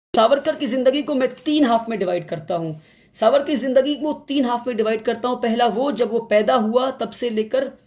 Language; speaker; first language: Hindi; non-native, local second language; Kannada